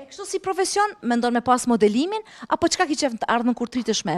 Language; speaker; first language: Albanian; native; Albanian